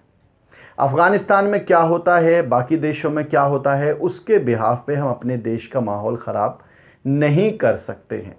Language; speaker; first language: Hindi; native; Hindi